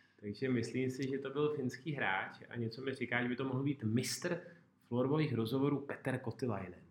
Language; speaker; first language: Czech; native; Czech